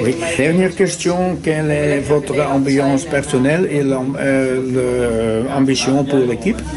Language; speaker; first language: French; non-native, learner; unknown